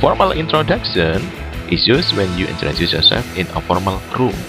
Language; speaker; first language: English; non-native, fluent; Indonesian